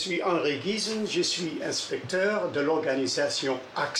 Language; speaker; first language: French; non-native, fluent; Dutch